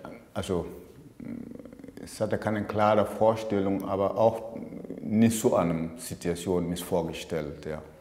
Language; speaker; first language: German; non-native, fluent; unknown